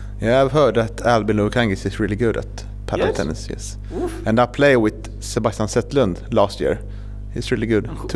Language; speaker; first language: English; non-native, fluent; Swedish